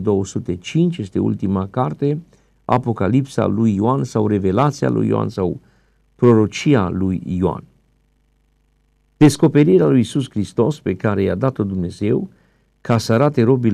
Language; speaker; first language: Romanian; native; Romanian